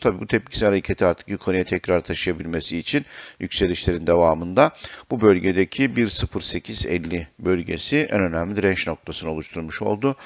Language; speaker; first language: Turkish; native; Turkish